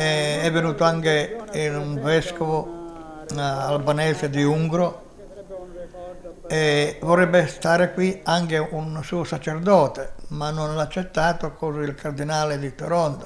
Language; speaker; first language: Italian; non-native, local second language; Albanian